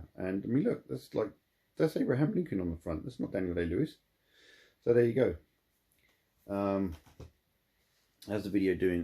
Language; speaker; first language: English; native; English